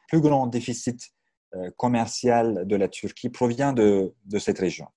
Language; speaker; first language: French; non-native, fluent; Turkish